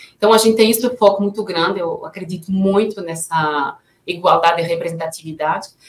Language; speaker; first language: Portuguese; non-native, fluent; French